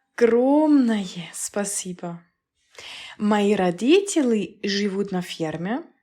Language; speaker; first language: Russian; non-native, learner; German